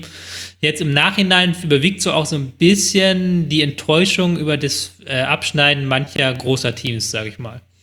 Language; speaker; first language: German; native; German